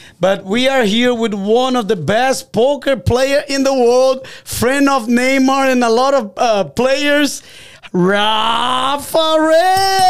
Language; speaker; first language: English; non-native, fluent; Portuguese